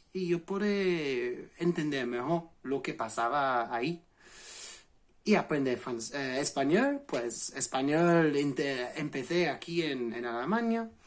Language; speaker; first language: Spanish; non-native, fluent; English